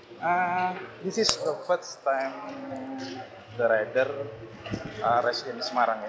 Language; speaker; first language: English; non-native, learner; Indonesian